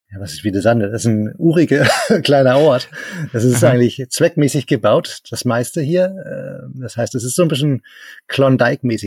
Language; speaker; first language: German; native; German